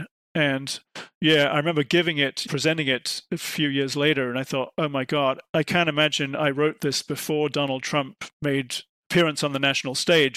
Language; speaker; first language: English; native; English